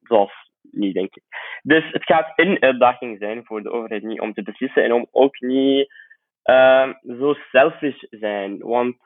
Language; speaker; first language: Dutch; non-native, fluent; Arabic